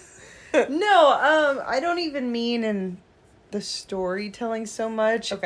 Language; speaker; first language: English; native; English